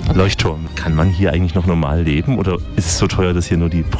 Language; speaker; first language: German; native; German